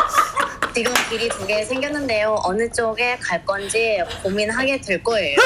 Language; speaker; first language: Korean; non-native, fluent; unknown